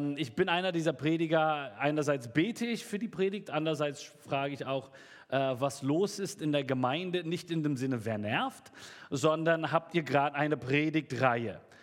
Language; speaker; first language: German; native; German